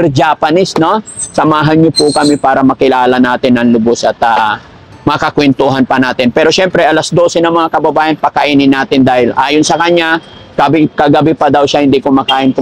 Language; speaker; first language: Filipino; native; Filipino